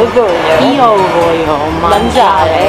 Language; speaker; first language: Italian; non-native, learner; English